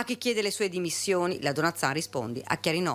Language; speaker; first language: Italian; native; Italian